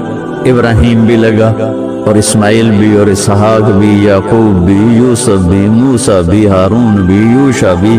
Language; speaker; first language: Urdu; non-native, local second language; Saraiki